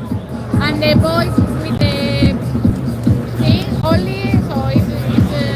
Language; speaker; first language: English; non-native, fluent; Spanish